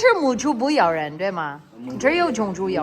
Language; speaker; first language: Chinese; non-native, learner; Filipino